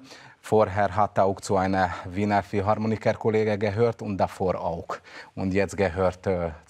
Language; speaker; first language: German; non-native, fluent; Hungarian